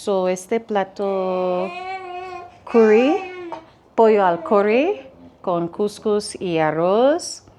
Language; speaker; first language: Spanish; non-native, learner; English